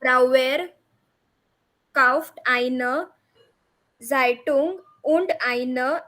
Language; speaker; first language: German; non-native, learner; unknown